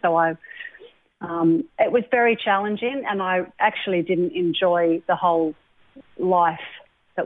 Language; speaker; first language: English; native; English